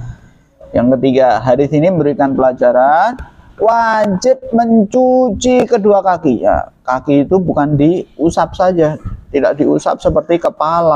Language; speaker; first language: Indonesian; native; Indonesian